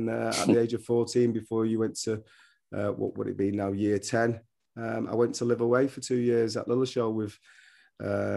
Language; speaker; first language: English; native; English